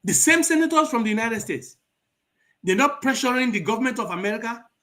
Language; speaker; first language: English; non-native, local second language; Yoruba